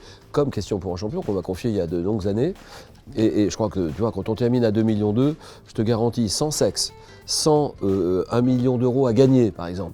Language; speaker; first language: French; native; French